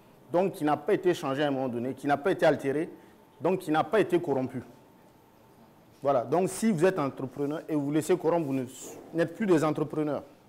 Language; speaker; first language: French; non-native, local second language; Mossi